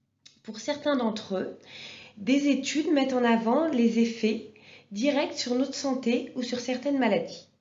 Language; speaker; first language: French; native; French